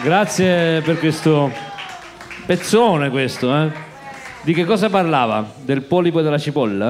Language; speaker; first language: Italian; native; Italian